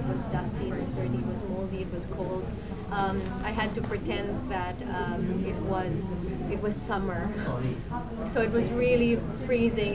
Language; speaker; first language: English; non-native, local second language; Filipino